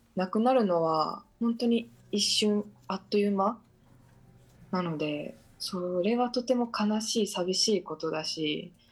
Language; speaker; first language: Japanese; native; Japanese